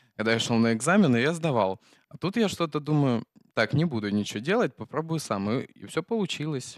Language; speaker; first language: Ukrainian; early bilingual, heritage; Russian